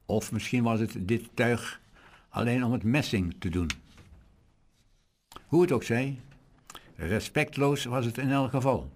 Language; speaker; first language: Dutch; native; Dutch